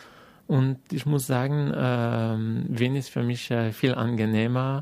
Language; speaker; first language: German; non-native, fluent; French